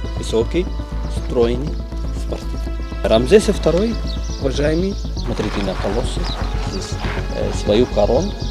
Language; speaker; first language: Russian; non-native, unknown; Arabic